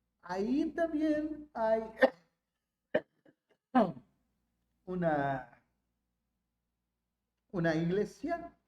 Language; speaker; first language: Spanish; non-native, fluent; Portuguese